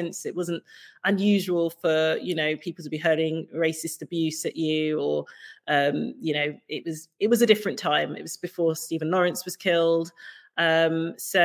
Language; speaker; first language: English; native; English